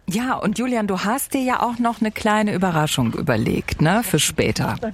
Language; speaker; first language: German; native; German